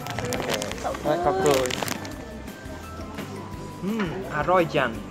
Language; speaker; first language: Thai; non-native, learner; Chinese